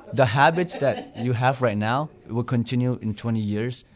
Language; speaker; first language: English; non-native, fluent; Burmese